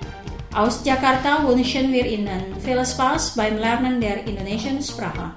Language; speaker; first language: German; non-native, fluent; Indonesian